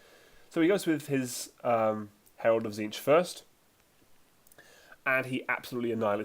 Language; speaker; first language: English; native; English